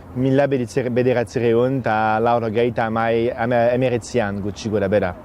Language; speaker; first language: Basque; non-native, fluent; French